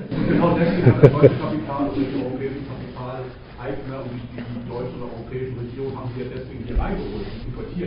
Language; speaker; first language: German; native; German